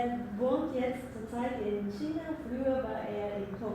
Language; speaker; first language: German; non-native, learner; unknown